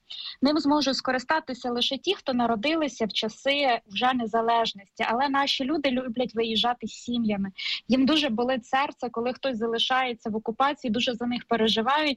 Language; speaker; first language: Ukrainian; native; Ukrainian